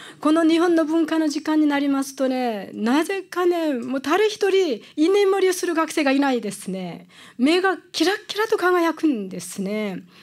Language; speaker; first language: Japanese; non-native, fluent; Korean